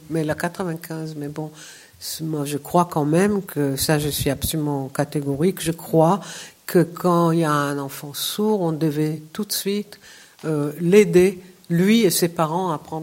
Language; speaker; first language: French; non-native, fluent; Hebrew